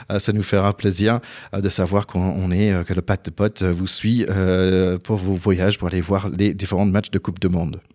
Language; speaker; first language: French; non-native, fluent; English